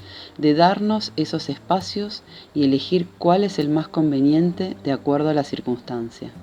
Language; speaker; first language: Spanish; native; Spanish